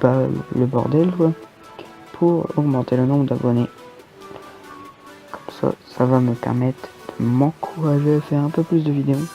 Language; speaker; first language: French; native; French